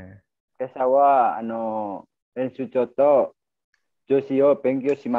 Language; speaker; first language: Japanese; non-native, learner; Indonesian